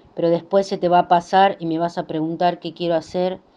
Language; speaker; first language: Spanish; native; Spanish